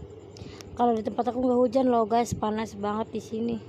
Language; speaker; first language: Indonesian; native; Indonesian